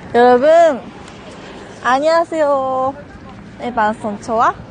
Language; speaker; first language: Korean; non-native, learner; Japanese